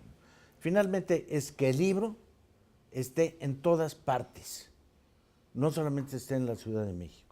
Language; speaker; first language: Spanish; native; Spanish